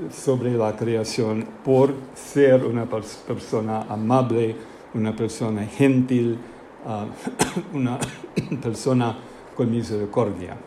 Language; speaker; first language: Spanish; non-native, fluent; English